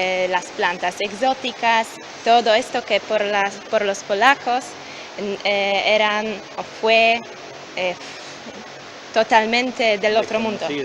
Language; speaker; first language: Spanish; non-native, learner; Polish